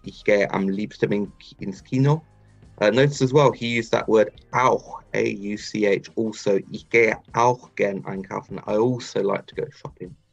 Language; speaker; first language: German; non-native, fluent; English